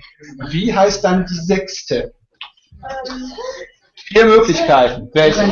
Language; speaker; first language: German; native; German